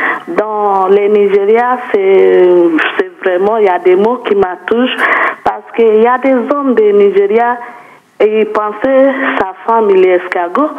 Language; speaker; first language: French; non-native, learner; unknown